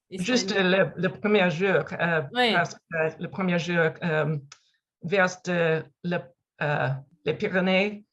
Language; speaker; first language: French; non-native, learner; English